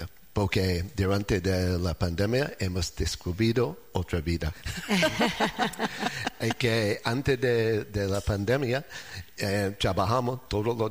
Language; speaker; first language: Spanish; non-native, learner; English